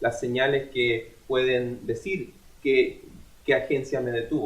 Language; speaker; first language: Spanish; native; Spanish